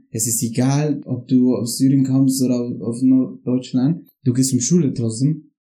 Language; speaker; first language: German; non-native, learner; Spanish